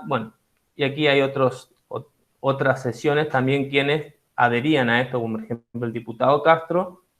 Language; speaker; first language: Spanish; native; Spanish